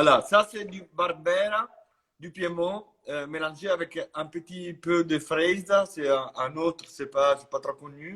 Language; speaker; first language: French; non-native, fluent; Italian